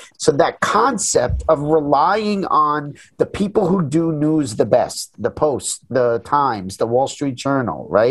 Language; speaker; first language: English; native; English